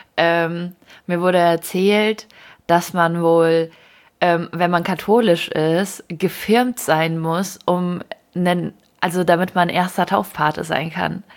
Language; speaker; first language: German; early bilingual, other home language; Ukrainian